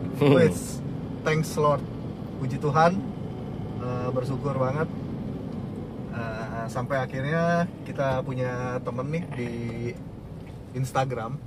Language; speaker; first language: Indonesian; native; Indonesian